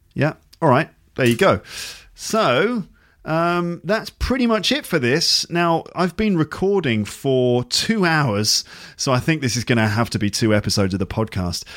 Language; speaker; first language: English; native; English